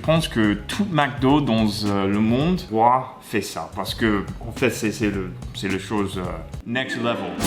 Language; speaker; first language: French; non-native, learner; English